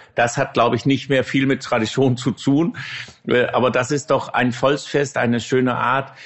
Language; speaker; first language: German; non-native, fluent; Danish